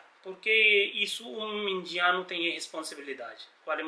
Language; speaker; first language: Portuguese; non-native, learner; Hindi